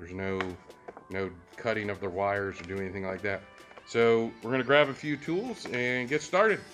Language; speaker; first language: English; native; English